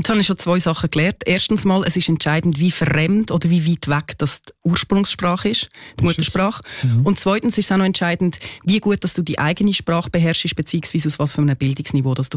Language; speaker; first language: German; native; German